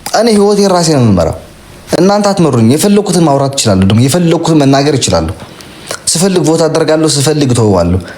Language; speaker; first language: Amharic; non-native, local second language; Tigrinya